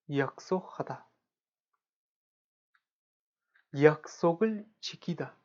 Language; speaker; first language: Korean; non-native, fluent; Kazakh